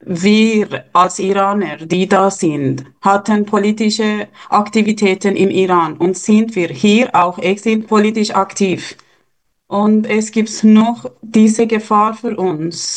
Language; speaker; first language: German; non-native, fluent; Persian